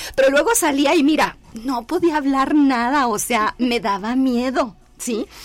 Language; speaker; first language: Spanish; native; Spanish